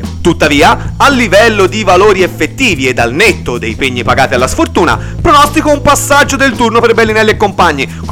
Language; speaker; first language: Italian; native; Italian